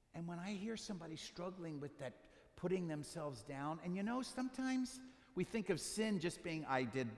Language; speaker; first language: English; native; English